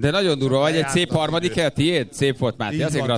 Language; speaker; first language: Hungarian; native; Hungarian